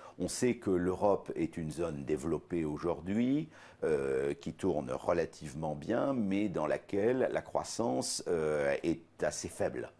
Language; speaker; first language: French; native; French